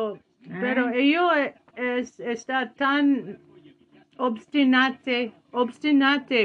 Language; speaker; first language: Spanish; non-native, learner; English